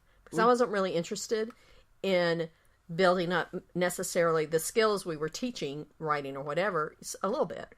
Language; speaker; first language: English; native; English